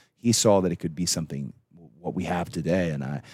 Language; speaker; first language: English; native; English